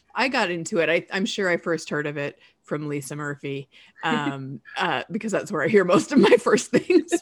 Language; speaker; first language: English; native; English